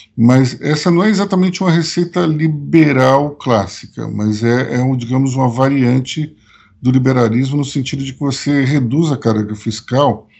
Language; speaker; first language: Portuguese; native; Portuguese